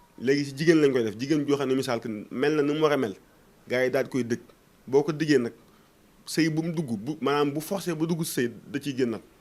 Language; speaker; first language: Wolof; non-native, local second language; Fula